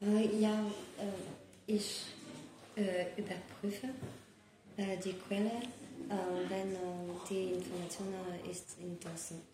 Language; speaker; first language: German; non-native, learner; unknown